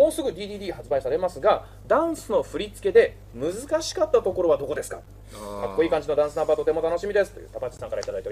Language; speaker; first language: Japanese; native; Japanese